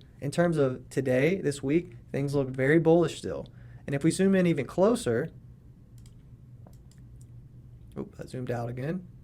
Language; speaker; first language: English; native; English